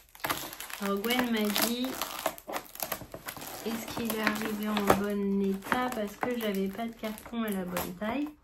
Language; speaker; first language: French; native; French